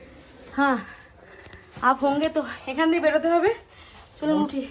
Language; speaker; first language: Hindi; non-native, local second language; Bangla